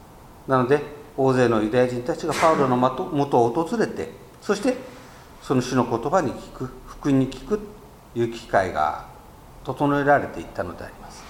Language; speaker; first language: Japanese; native; Japanese